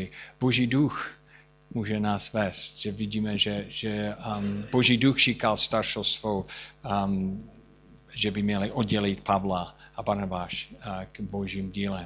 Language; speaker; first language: Czech; non-native, fluent; English